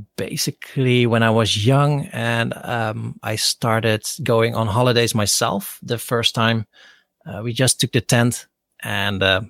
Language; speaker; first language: English; non-native, fluent; Dutch